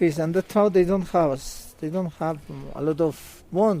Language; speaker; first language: English; non-native, learner; Spanish